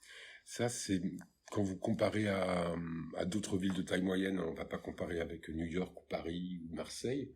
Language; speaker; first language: French; native; French